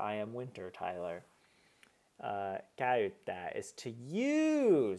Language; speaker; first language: Finnish; non-native, learner; English